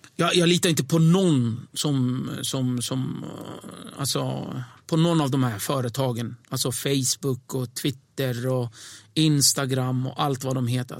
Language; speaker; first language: Swedish; early bilingual, other home language; Kurdish